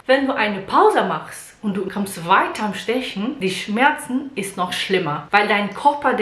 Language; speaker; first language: German; non-native, learner; Portuguese